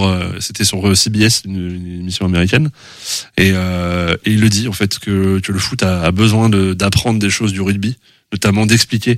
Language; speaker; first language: French; native; French